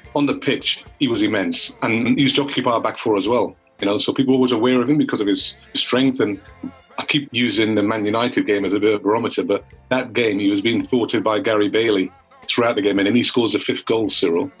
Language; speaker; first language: English; native; English